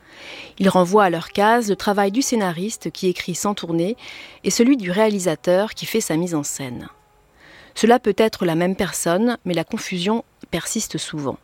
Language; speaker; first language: French; native; French